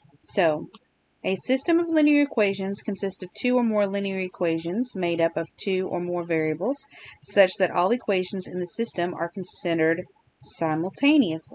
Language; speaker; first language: English; native; English